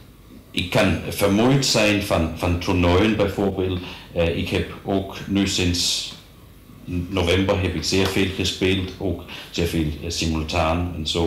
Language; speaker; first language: Dutch; non-native, fluent; Danish